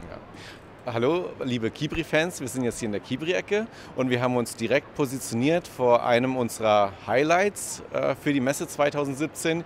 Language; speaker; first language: German; native; German